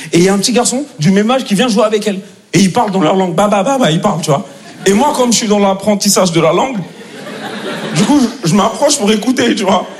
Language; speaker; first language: French; native; French